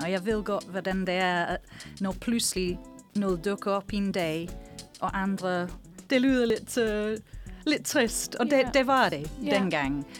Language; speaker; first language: Danish; non-native, fluent; English